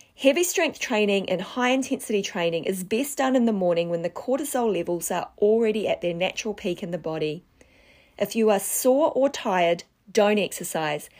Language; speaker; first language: English; native; English